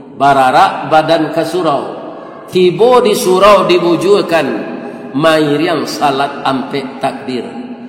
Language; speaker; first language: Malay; non-native, local second language; Minangkabau